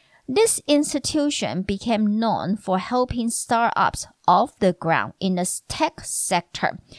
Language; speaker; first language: English; non-native, fluent; Chinese